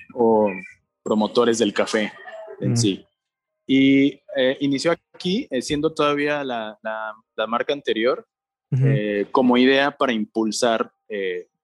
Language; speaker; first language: Spanish; native; Spanish